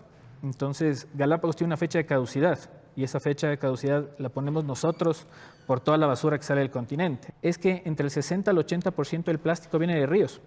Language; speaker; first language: Spanish; native; Spanish